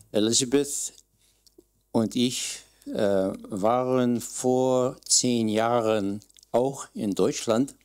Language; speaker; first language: German; non-native, learner; English